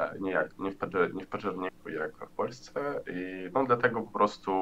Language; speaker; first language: Polish; non-native, learner; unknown